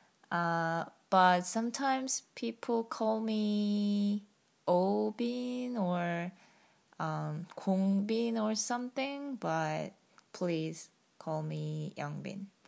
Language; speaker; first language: English; non-native, fluent; Korean